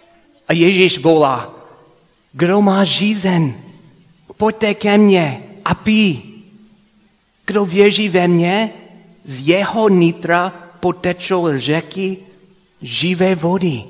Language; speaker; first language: Czech; non-native, fluent; English